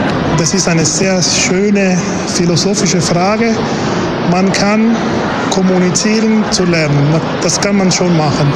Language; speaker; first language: German; non-native, fluent; Spanish